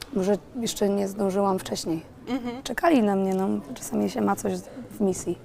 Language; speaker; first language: Polish; native; Polish